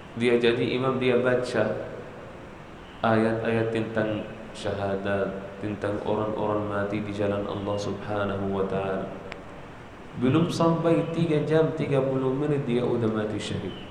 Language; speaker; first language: Indonesian; non-native, learner; Arabic